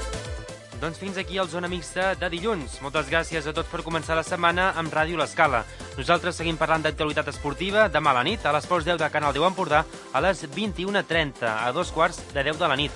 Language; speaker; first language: Catalan; native; Catalan